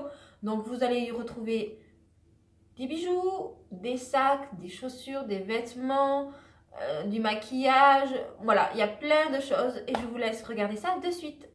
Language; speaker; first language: French; native; French